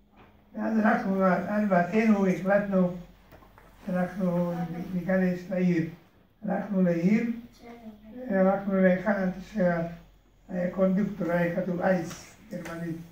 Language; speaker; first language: Hebrew; early bilingual, other home language; Hungarian